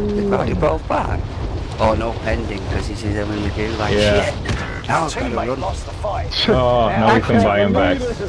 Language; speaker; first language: English; native; English